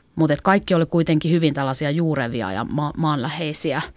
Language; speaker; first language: Finnish; native; Finnish